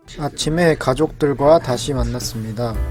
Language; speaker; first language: Korean; native; Korean